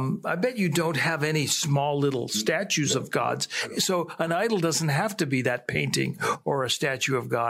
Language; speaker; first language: English; native; English